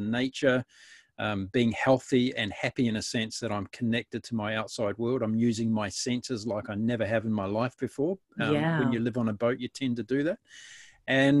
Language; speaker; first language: English; native; English